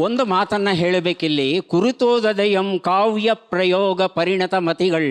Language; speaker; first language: Kannada; native; Kannada